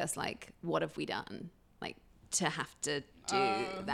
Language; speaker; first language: English; native; English